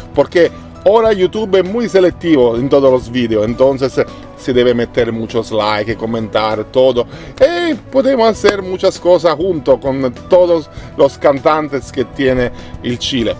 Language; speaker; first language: Spanish; non-native, learner; Italian